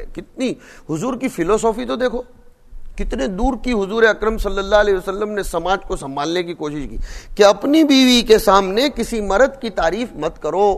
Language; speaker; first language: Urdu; non-native, local second language; Gujarati